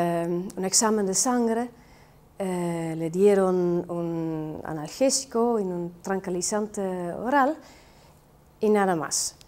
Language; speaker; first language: Spanish; non-native, fluent; Dutch